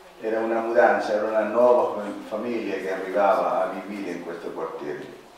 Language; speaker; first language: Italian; non-native, fluent; Spanish